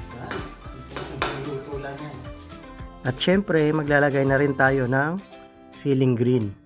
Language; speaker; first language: Filipino; non-native, local second language; Bikol